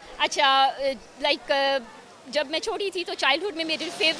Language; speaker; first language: Hindi; early bilingual, heritage; Urdu